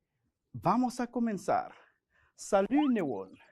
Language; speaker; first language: Spanish; non-native, fluent; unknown